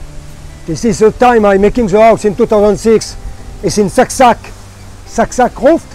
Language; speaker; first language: English; non-native, learner; French